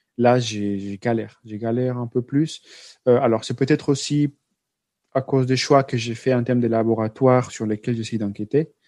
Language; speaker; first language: French; non-native, fluent; Spanish